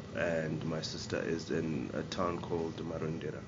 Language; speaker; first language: English; non-native, local second language; Shona